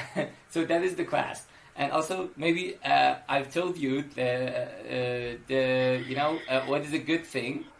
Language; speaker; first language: English; non-native, fluent; Persian